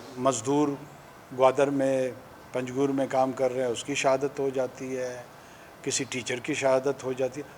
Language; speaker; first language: Urdu; non-native, local second language; Pashto